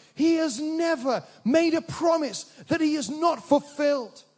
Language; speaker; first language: English; native; English